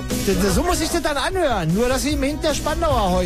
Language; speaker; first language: German; native; German